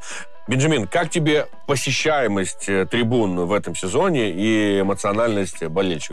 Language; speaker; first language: Russian; native; Russian